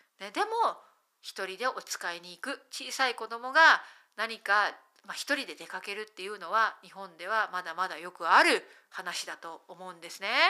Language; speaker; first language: Japanese; native; Japanese